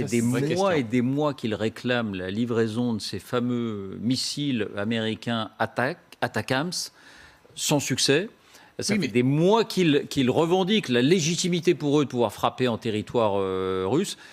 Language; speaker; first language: French; native; French